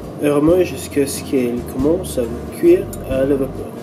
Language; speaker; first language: French; non-native, learner; Latvian